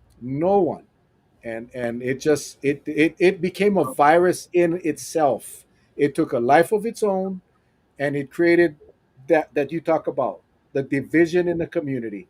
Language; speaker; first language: English; native; English